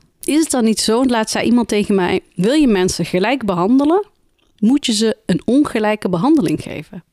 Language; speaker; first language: Dutch; early bilingual, other home language; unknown